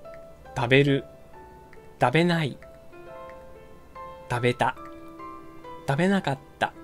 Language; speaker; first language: Japanese; non-native, fluent; Portuguese